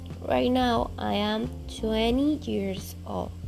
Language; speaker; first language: English; non-native, learner; Spanish